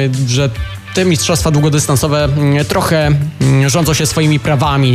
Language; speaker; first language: Polish; native; Polish